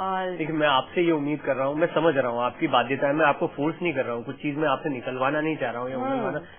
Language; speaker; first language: Hindi; native; Hindi